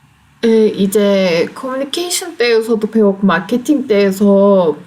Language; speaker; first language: Korean; non-native, fluent; Turkish